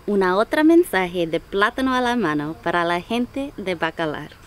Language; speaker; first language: Spanish; non-native, learner; English